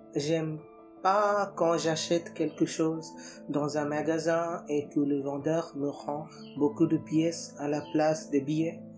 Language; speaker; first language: French; non-native, fluent; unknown